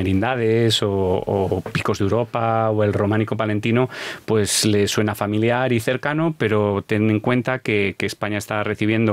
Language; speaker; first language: Spanish; native; Spanish